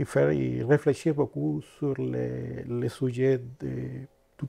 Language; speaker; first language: French; non-native, fluent; Spanish